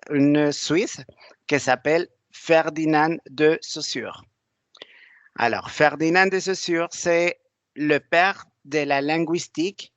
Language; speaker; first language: French; non-native, learner; Spanish